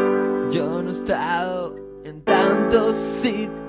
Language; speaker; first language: Italian; non-native, learner; Spanish